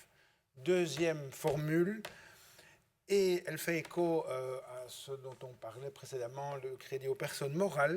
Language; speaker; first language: French; native; French